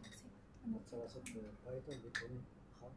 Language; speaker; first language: Hebrew; non-native, learner; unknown